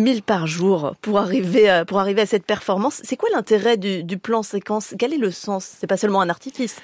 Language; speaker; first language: French; native; French